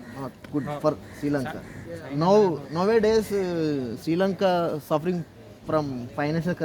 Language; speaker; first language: English; non-native, learner; Telugu